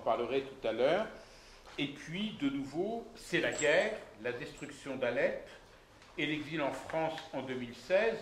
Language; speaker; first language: French; native; French